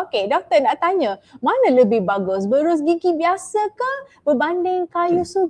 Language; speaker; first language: Malay; native; Malay